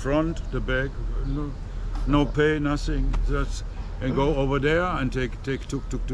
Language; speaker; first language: English; non-native, learner; German